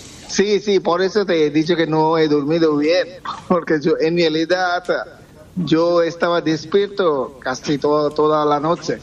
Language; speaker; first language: Spanish; non-native, fluent; Bangla